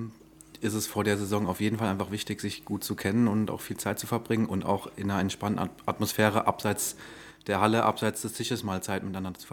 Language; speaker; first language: German; native; German